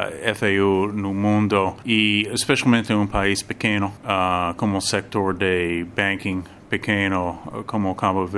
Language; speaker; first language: Portuguese; non-native, learner; English